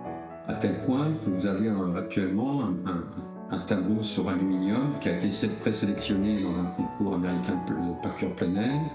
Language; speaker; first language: French; native; French